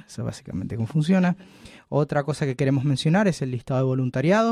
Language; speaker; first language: Spanish; native; Spanish